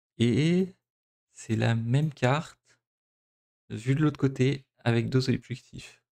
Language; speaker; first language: French; native; French